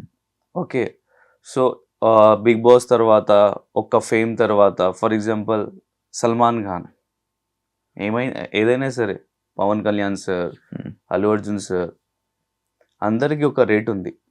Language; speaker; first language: Telugu; non-native, learner; Hindi